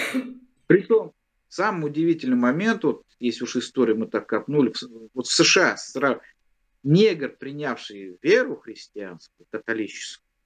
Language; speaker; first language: Russian; native; Russian